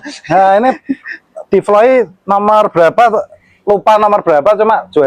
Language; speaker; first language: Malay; non-native, local second language; Javanese